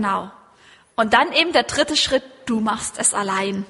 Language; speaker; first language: German; native; German